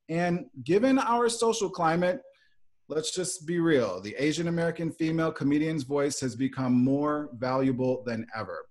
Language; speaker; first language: English; native; English